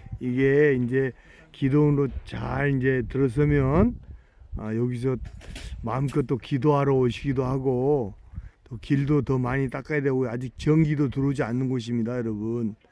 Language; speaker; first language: Korean; native; Korean